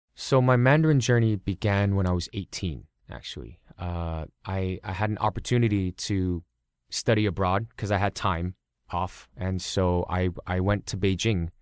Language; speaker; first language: English; early bilingual, other home language; Cantonese